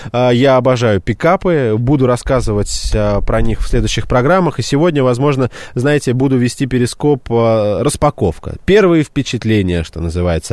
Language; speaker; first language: Russian; native; Russian